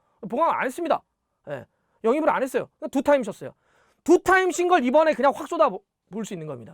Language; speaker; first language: Korean; native; Korean